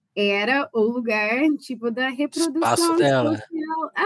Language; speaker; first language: Portuguese; non-native, fluent; English